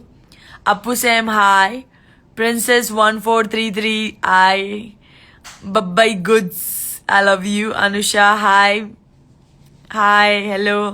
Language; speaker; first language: Telugu; non-native, learner; Gujarati